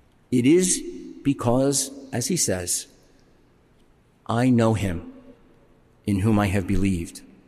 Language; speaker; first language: English; native; English